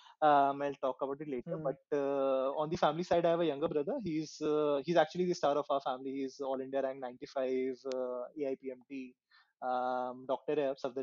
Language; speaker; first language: English; non-native, local second language; Hindi